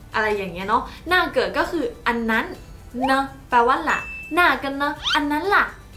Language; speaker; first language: Thai; native; Thai